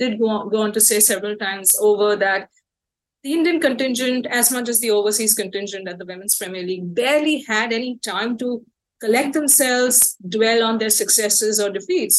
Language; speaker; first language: English; non-native, local second language; Bangla